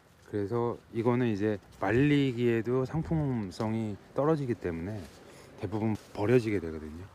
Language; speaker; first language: Korean; native; Korean